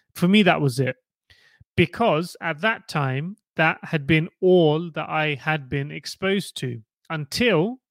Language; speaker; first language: English; native; English